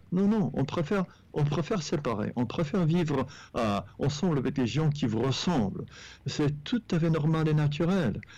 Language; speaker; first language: French; non-native, fluent; English